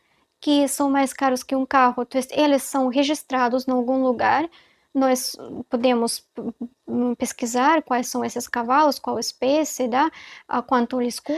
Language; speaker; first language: Portuguese; non-native, fluent; Russian